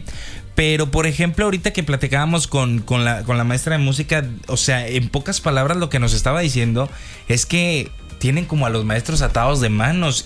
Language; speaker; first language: Spanish; native; Spanish